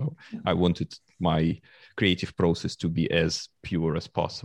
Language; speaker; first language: English; non-native, fluent; Russian